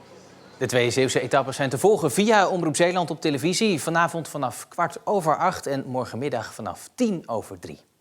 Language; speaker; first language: Dutch; native; Dutch